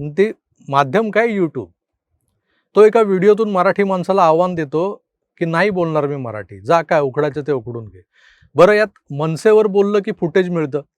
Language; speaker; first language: Marathi; native; Marathi